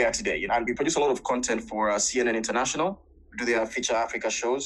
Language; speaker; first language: English; non-native, local second language; Ganda